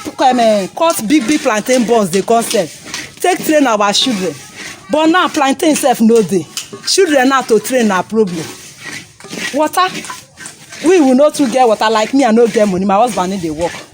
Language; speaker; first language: Nigerian Pidgin; non-native, local second language; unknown